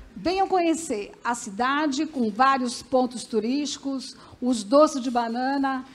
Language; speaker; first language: Portuguese; early bilingual, other home language; Macedonian